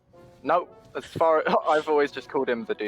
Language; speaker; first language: English; native; English